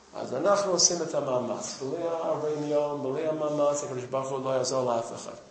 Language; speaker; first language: Hebrew; non-native, fluent; English